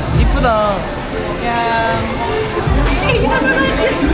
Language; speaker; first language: English; non-native, learner; Korean